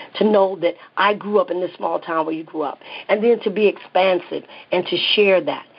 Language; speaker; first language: English; native; English